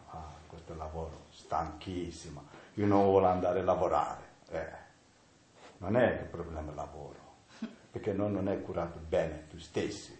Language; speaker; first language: Italian; non-native, learner; Tibetan